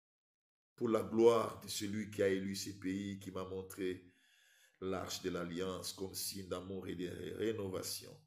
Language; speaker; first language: French; non-native, local second language; Lingala